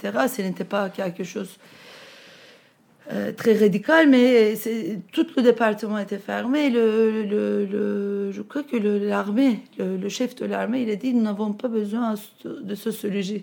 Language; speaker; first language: French; non-native, fluent; Turkish